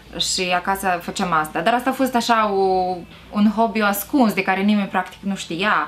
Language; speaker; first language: Romanian; native; Romanian